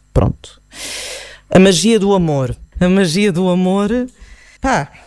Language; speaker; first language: Portuguese; native; Portuguese